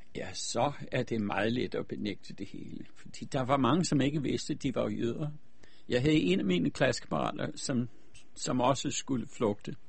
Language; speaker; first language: Danish; early bilingual, other home language; German